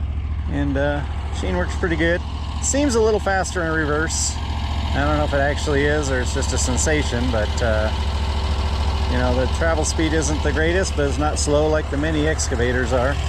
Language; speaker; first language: English; native; English